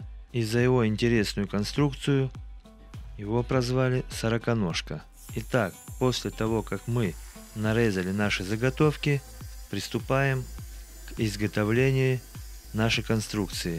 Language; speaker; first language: Russian; native; Russian